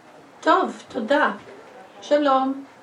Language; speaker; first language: Hebrew; non-native, learner; English